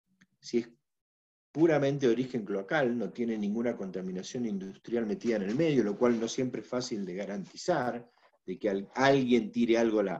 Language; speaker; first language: Spanish; native; Spanish